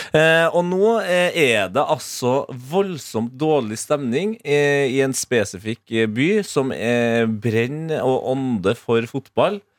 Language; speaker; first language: Norwegian; early bilingual, other home language; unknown